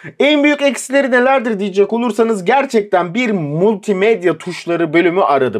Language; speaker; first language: Turkish; native; Turkish